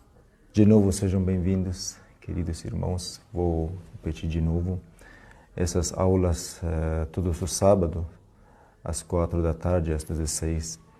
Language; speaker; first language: Portuguese; non-native, fluent; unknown